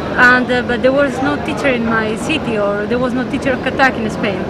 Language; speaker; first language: English; non-native, learner; Spanish